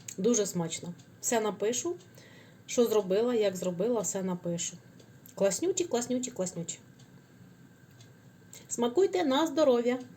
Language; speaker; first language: Ukrainian; native; Ukrainian